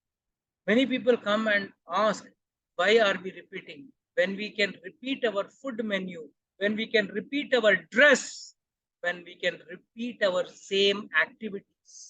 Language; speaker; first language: English; non-native, local second language; Hindi